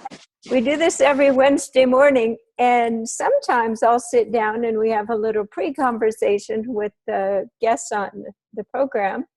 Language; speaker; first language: English; native; English